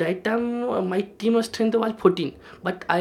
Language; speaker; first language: English; non-native, local second language; Hindi